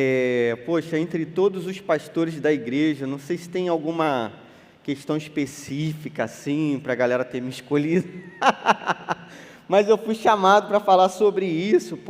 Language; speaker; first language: Portuguese; native; Portuguese